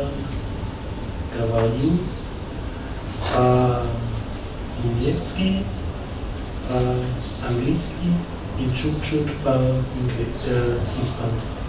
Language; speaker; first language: Russian; non-native, learner; German